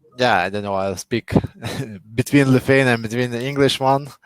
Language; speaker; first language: English; non-native, fluent; Lithuanian